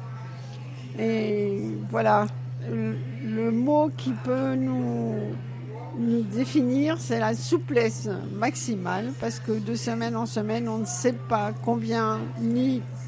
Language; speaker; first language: French; native; French